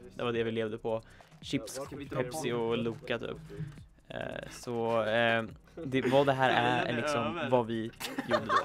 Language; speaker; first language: Swedish; native; Swedish